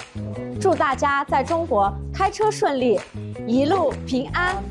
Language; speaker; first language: Chinese; native; Chinese